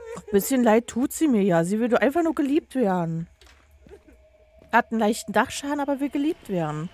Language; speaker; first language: German; native; German